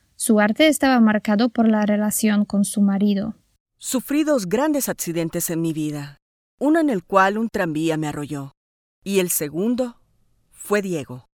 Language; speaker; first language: Spanish; non-native, fluent; Polish